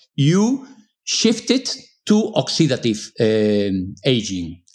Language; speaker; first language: English; non-native, fluent; Spanish